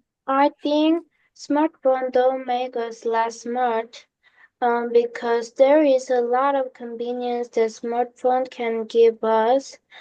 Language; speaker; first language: English; non-native, learner; Korean